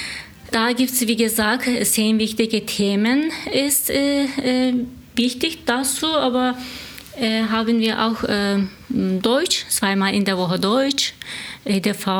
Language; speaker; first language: German; non-native, learner; Turkish